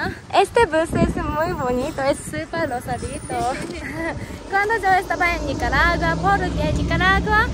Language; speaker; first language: Spanish; non-native, fluent; Japanese